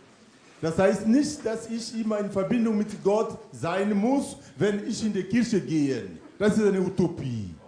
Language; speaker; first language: German; non-native, fluent; French